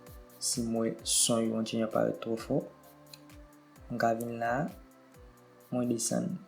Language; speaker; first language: French; non-native, learner; Haitian Creole